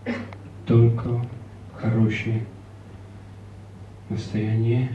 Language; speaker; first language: Russian; non-native, learner; Czech